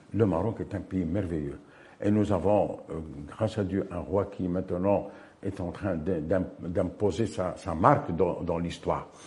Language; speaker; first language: French; non-native, local second language; Arabic